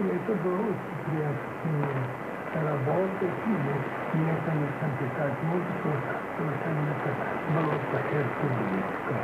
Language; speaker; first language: Russian; non-native, fluent; Czech